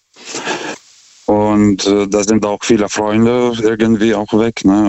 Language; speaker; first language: German; non-native, fluent; Lithuanian